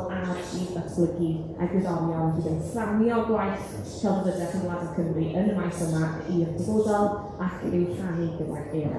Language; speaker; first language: Welsh; native; Welsh